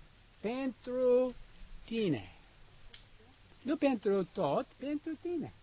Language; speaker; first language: Romanian; non-native, learner; English